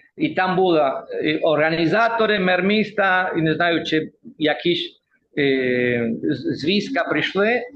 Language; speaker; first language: Ukrainian; early bilingual, heritage; Ukrainian